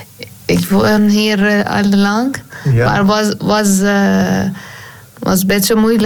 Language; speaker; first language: Dutch; non-native, learner; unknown